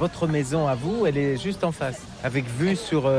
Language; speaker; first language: French; native; French